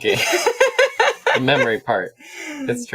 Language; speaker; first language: English; native; English